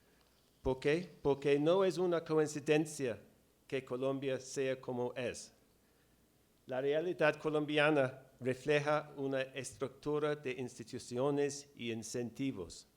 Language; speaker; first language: Spanish; non-native, fluent; English